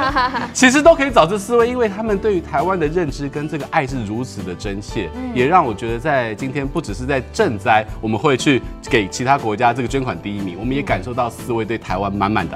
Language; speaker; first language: Chinese; native; Chinese